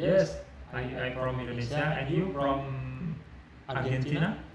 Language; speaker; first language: English; non-native, learner; Indonesian